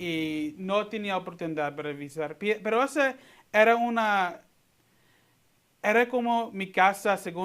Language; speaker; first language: Spanish; early bilingual, heritage; Spanish